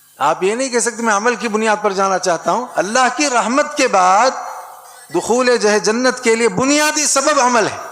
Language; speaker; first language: Urdu; native; Urdu